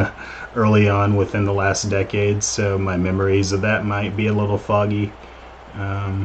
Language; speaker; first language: English; native; English